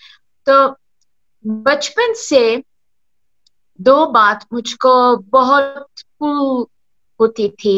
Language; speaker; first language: Hindi; early bilingual, heritage; Hindi